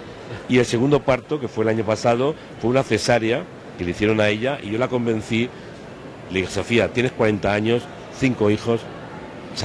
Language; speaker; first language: Spanish; native; Spanish